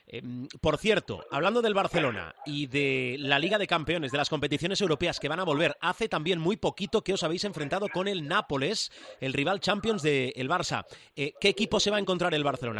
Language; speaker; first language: Spanish; native; Spanish